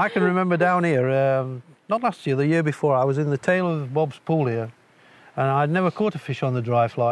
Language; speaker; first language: English; native; English